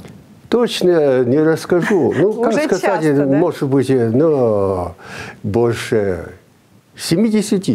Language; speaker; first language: Russian; non-native, fluent; Chinese